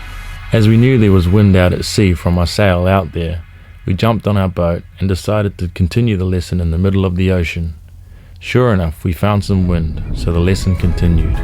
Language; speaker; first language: English; native; English